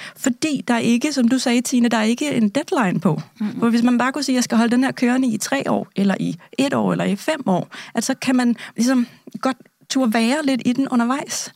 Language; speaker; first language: Danish; native; Danish